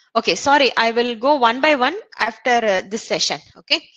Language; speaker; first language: English; non-native, local second language; Tamil